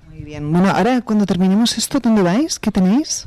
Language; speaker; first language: Spanish; native; Spanish